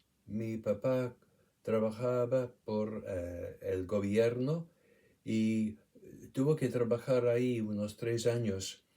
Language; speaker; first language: Spanish; non-native, fluent; English